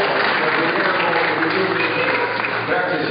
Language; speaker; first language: Italian; native; Italian